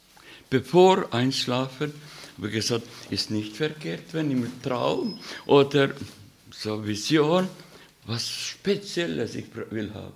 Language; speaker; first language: German; non-native, learner; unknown